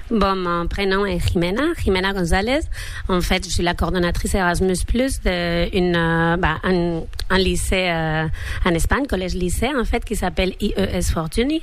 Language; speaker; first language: French; non-native, fluent; Spanish